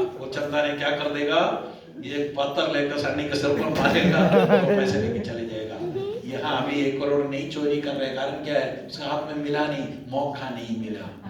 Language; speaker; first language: Hindi; non-native, local second language; Malayalam